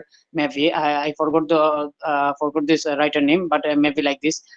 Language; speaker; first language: English; non-native, learner; Bangla